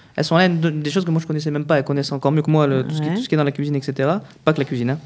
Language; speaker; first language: French; native; French